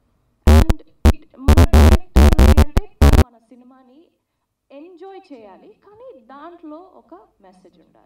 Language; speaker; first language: Telugu; non-native, learner; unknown